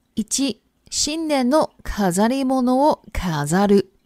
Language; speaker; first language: Japanese; non-native, fluent; Chinese